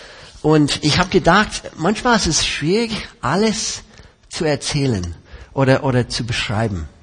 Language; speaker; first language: German; non-native, fluent; English